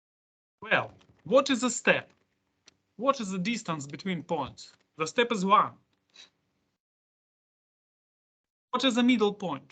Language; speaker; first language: English; non-native, fluent; Russian